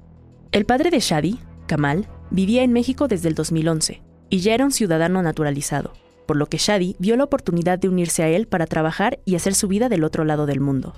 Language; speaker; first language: Spanish; native; Spanish